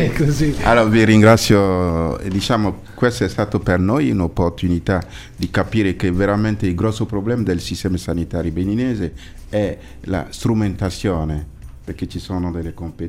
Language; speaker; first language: Italian; non-native, fluent; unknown